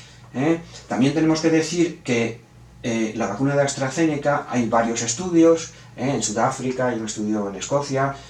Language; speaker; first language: Spanish; native; Spanish